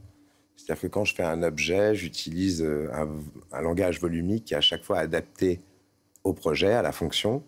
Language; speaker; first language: French; native; French